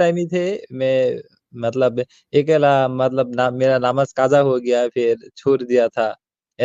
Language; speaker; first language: Hindi; non-native, learner; Bangla